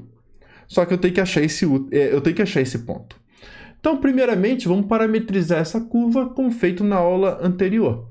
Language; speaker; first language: Portuguese; native; Portuguese